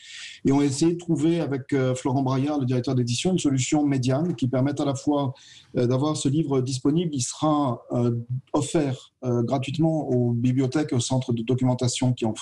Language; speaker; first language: French; native; French